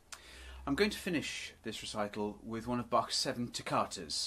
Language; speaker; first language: English; native; English